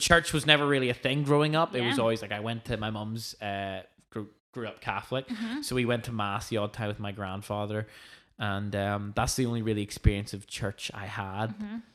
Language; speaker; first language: English; native; English